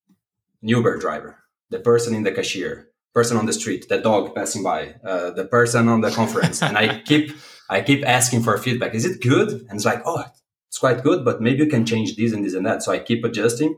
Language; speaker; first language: English; non-native, fluent; Portuguese